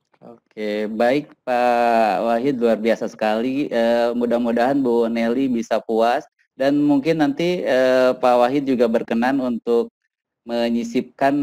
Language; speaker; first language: Indonesian; native; Indonesian